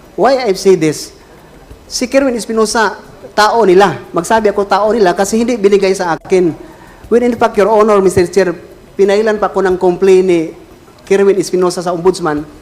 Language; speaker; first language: Filipino; non-native, local second language; Cebuano